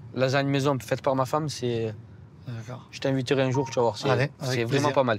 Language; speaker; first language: French; native; French